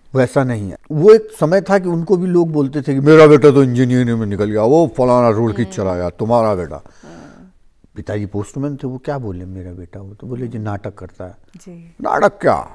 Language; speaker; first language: Hindi; native; Hindi